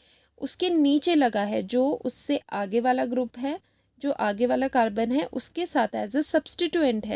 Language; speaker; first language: Hindi; native; Hindi